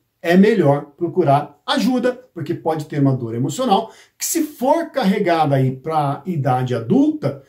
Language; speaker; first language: Portuguese; native; Portuguese